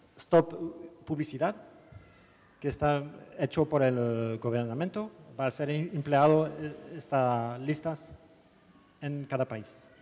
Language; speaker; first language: Spanish; non-native, learner; French